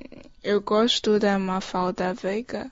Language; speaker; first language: Portuguese; non-native, fluent; Chinese